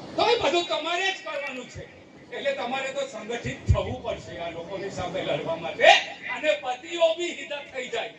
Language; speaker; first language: Gujarati; non-native, local second language; Vasavi